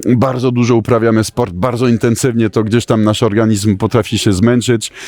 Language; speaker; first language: Polish; non-native, fluent; French